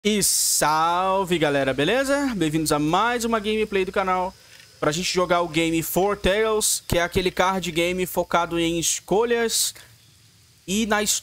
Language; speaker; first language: Portuguese; native; Portuguese